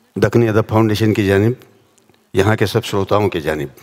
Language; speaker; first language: Hindi; non-native, local second language; Marathi